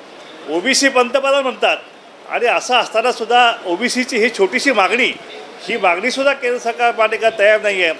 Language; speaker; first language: Marathi; native; Marathi